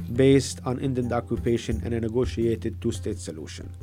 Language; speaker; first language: English; non-native, fluent; Arabic